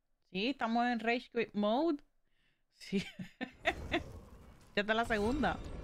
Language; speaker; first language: Spanish; native; Spanish